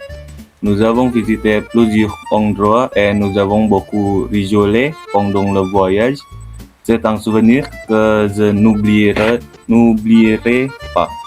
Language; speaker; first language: French; non-native, learner; Indonesian